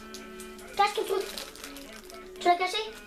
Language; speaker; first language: French; early bilingual, other home language; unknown